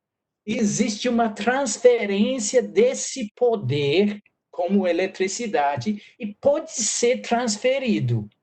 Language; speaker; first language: Portuguese; non-native, fluent; English